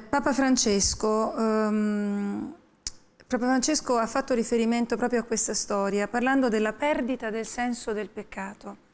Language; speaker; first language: Italian; native; Italian